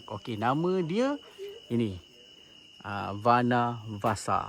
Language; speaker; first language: Malay; native; Malay